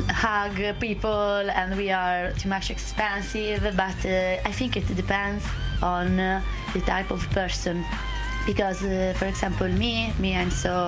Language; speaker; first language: English; non-native, fluent; Italian